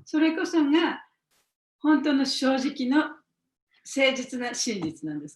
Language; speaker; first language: Japanese; native; Japanese